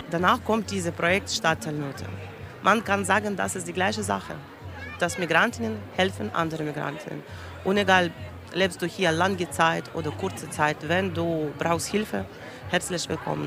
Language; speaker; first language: German; non-native, learner; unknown